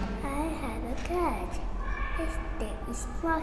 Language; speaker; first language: English; non-native, learner; Vietnamese